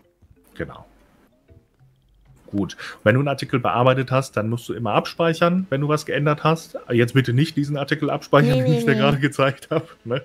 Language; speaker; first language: German; native; German